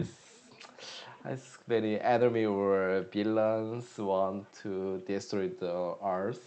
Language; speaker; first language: English; non-native, learner; Korean